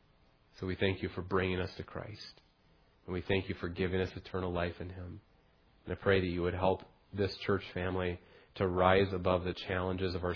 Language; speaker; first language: English; native; English